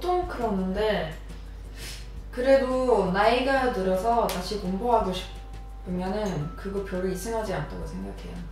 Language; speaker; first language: Korean; non-native, fluent; Swedish